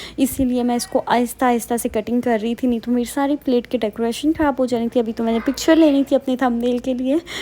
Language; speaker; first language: Urdu; native; Urdu